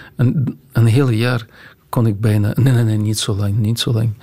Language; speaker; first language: Dutch; non-native, fluent; Russian